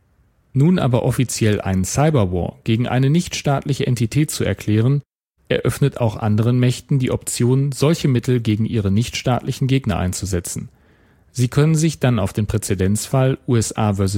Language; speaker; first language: German; native; German